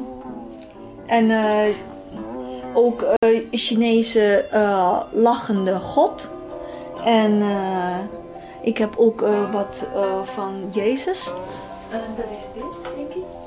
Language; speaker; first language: Dutch; non-native, fluent; Chinese